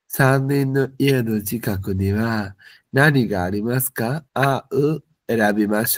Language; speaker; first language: Japanese; non-native, fluent; Bangla